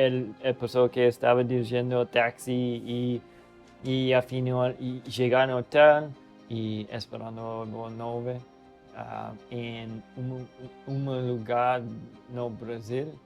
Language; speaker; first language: Portuguese; non-native, learner; English